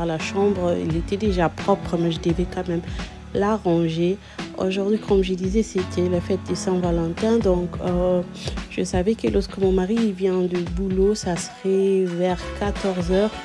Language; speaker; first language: French; non-native, local second language; Lingala